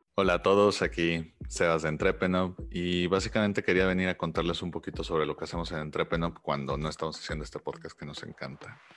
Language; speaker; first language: Spanish; native; Spanish